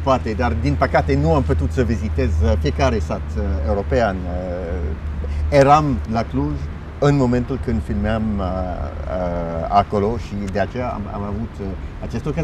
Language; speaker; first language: Romanian; non-native, fluent; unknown